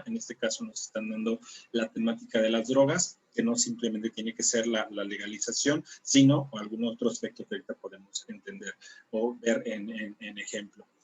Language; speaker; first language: Spanish; native; Spanish